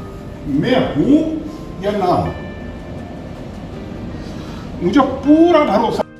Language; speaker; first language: Hindi; native; Hindi